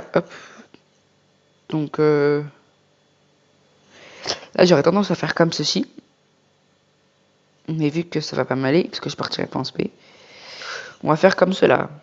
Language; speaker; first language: French; native; French